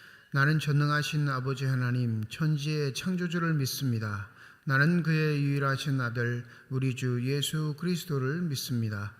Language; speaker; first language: Korean; native; Korean